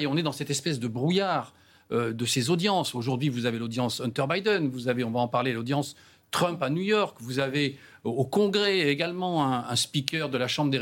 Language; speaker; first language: French; native; French